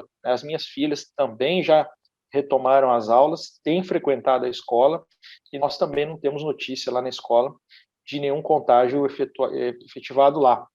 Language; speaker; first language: Portuguese; native; Portuguese